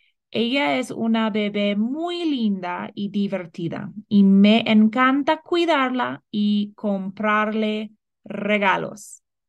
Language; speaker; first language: Spanish; non-native, fluent; English